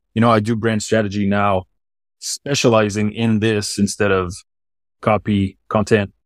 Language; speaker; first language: English; non-native, fluent; German